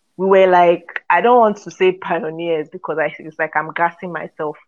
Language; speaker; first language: English; non-native, local second language; Yoruba